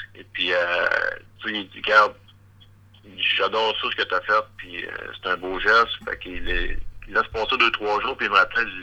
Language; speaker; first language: French; native; French